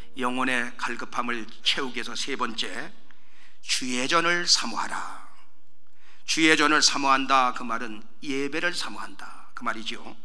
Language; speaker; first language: Korean; native; Korean